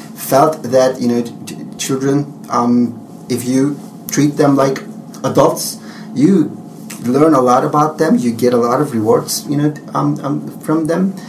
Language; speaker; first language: English; non-native, fluent; Turkish